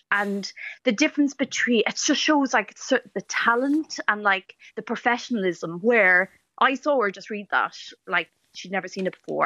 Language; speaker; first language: English; native; English